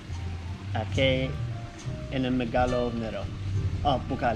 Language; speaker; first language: Greek; non-native, learner; English